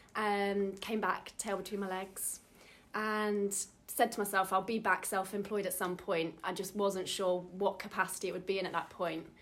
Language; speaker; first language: English; native; English